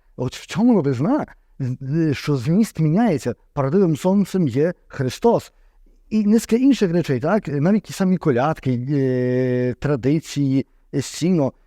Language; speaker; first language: Ukrainian; native; Ukrainian